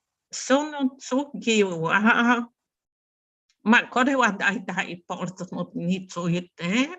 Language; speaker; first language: Japanese; non-native, learner; Bulgarian